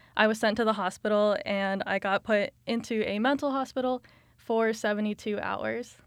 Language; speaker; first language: English; native; English